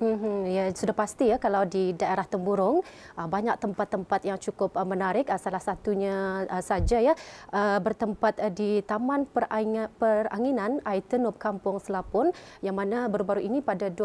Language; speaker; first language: Malay; native; Malay